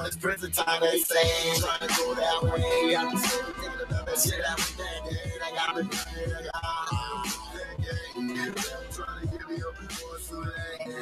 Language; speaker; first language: English; native; English